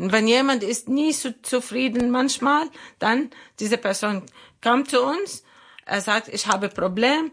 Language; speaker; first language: German; non-native, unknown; Arabic